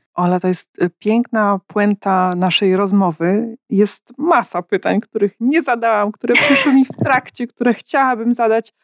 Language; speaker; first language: Polish; native; Polish